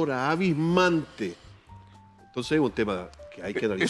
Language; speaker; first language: Spanish; native; Spanish